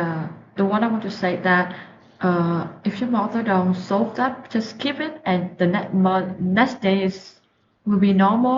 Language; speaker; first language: English; non-native, learner; Vietnamese